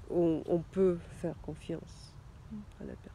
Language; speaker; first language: French; non-native, fluent; Russian